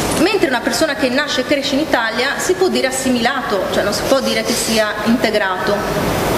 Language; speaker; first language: Italian; early bilingual, other home language; Arabic